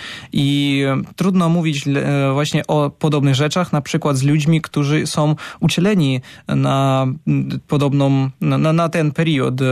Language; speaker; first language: Polish; non-native, fluent; Ukrainian